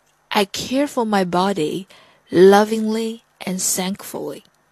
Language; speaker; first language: English; non-native, fluent; Chinese